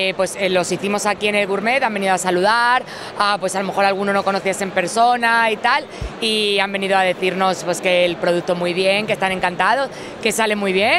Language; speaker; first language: Spanish; native; Spanish